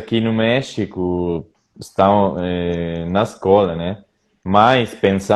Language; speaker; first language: Portuguese; non-native, fluent; Spanish